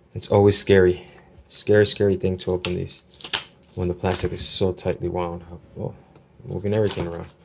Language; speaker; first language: English; native; English